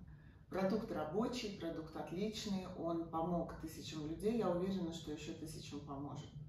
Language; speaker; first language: Russian; native; Russian